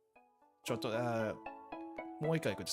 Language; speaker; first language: Japanese; non-native, learner; English